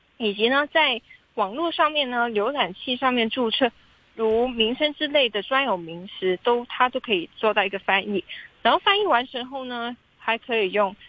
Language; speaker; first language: Chinese; non-native, local second language; Cantonese